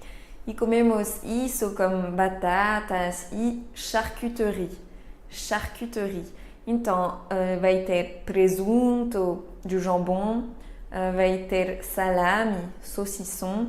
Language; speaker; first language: Portuguese; non-native, fluent; French